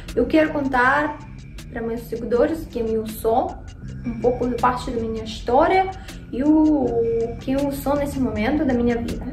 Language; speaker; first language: Portuguese; non-native, learner; Russian